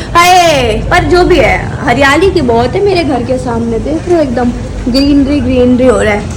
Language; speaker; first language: Hindi; non-native, local second language; Maithili